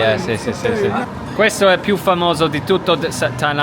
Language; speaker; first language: Italian; non-native, learner; English